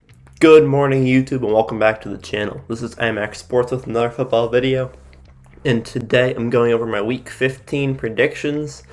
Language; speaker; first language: English; native; English